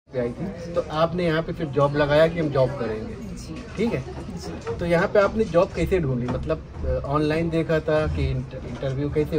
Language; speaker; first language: Hindi; native; Hindi